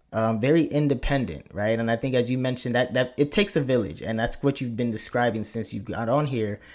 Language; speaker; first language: English; early bilingual, other home language; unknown